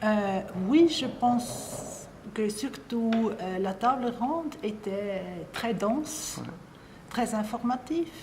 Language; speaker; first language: French; non-native, local second language; German